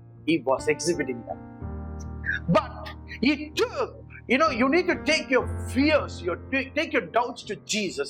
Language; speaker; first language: English; non-native, local second language; Tamil